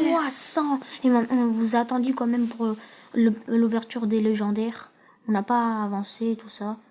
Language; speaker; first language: French; native; French